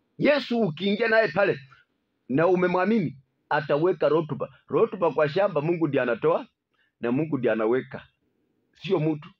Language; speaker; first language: Swahili; non-native, local second language; Luyia